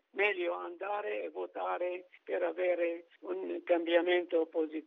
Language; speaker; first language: Italian; non-native, fluent; Arabic